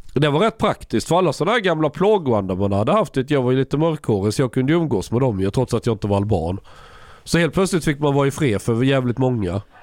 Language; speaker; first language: Swedish; native; Swedish